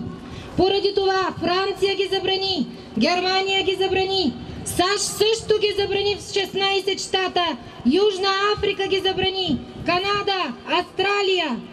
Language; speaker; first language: Bulgarian; native; Bulgarian